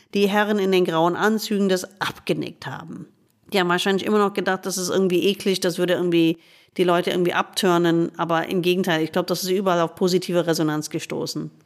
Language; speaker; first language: German; non-native, fluent; English